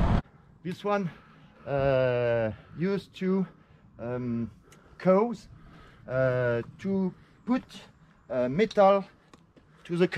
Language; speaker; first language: English; non-native, learner; French